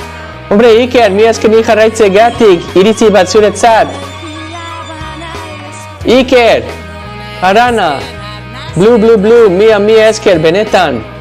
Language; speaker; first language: Basque; non-native, learner; English